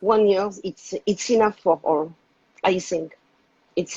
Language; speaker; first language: English; non-native, learner; French